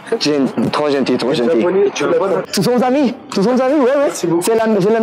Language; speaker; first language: French; non-native, learner; Spanish